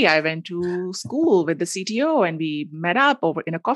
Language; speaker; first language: English; non-native, local second language; Hindi